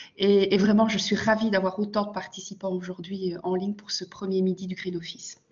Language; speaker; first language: French; native; French